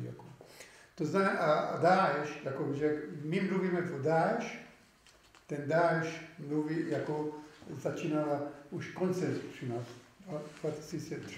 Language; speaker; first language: Czech; non-native, local second language; Arabic